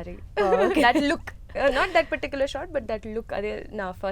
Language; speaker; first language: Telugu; non-native, learner; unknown